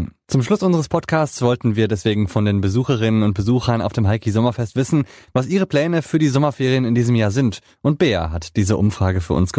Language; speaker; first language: German; native; German